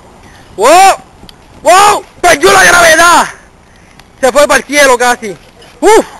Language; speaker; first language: Spanish; native; Spanish